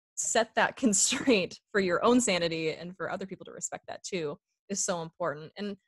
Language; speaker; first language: English; native; English